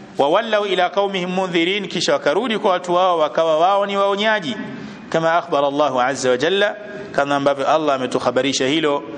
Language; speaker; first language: Swahili; native; Swahili